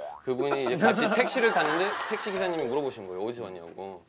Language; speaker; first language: Korean; non-native, fluent; Turkish